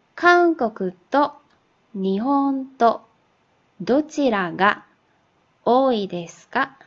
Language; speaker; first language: Japanese; non-native, fluent; Korean